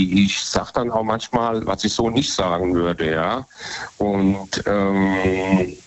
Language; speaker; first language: German; native; German